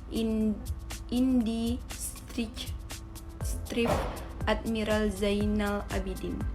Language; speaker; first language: Dutch; non-native, learner; Indonesian